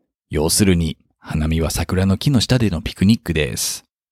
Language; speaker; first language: Japanese; native; Japanese